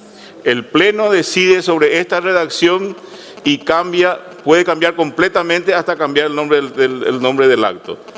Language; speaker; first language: Spanish; native; Spanish